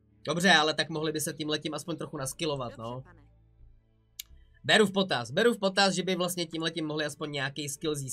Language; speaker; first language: Czech; native; Czech